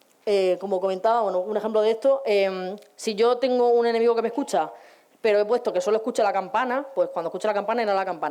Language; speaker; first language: Spanish; native; Spanish